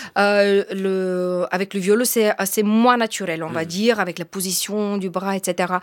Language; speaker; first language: French; non-native, fluent; Bulgarian